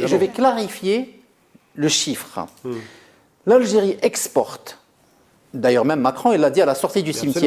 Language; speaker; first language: French; non-native, local second language; Arabic